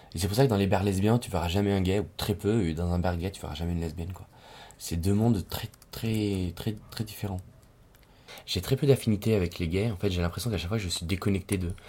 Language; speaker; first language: French; native; French